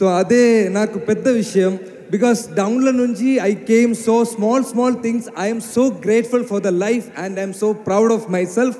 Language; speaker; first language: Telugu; non-native, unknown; Malayalam